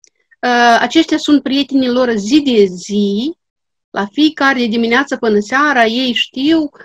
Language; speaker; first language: Romanian; non-native, local second language; Gagauz